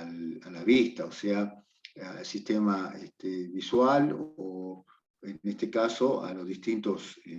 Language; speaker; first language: Spanish; native; Spanish